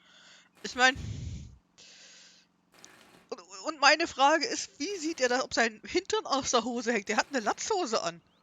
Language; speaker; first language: German; native; German